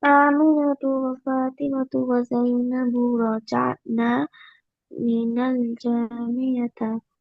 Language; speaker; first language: Arabic; non-native, learner; Bangla